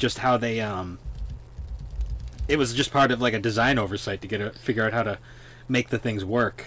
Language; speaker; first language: English; native; English